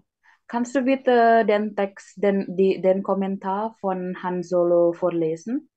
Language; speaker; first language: German; non-native, fluent; Indonesian